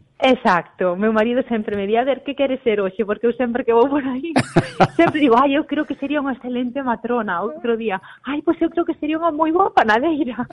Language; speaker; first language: Galician; native; Galician